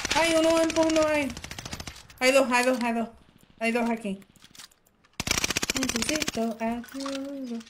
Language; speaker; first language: Spanish; early bilingual, other home language; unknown